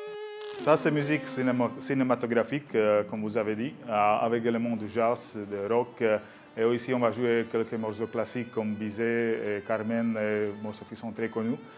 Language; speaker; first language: French; non-native, learner; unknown